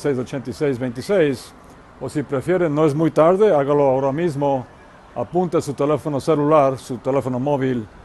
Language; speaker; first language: Spanish; native; Spanish